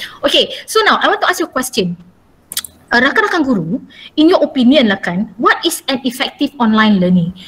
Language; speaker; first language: English; non-native, local second language; Malay